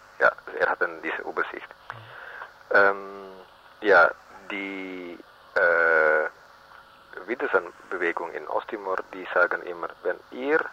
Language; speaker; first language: German; non-native, learner; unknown